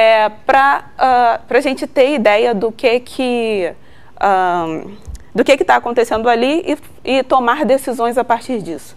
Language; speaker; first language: Portuguese; native; Portuguese